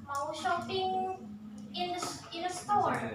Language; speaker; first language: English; non-native, learner; Indonesian